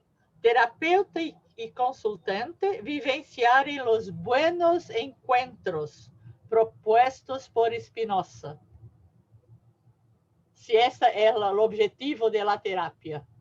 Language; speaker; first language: Spanish; non-native, learner; Portuguese